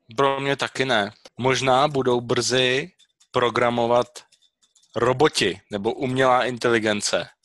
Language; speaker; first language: Czech; native; Czech